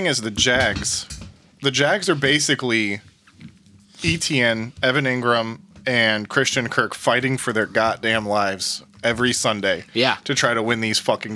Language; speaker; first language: English; native; English